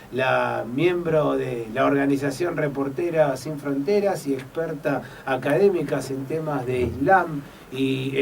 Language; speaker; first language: Spanish; native; Spanish